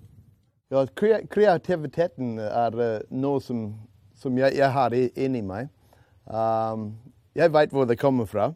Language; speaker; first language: Norwegian; non-native, fluent; English